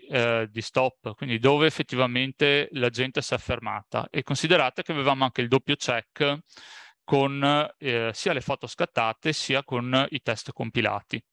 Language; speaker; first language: Italian; native; Italian